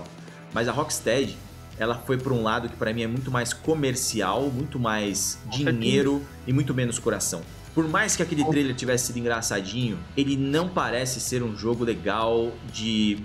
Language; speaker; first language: Portuguese; native; Portuguese